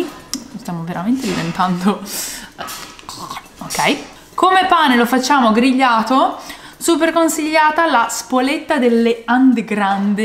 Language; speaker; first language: Italian; native; Italian